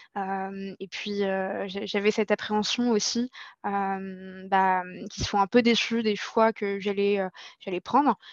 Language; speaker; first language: French; non-native, local second language; Arabic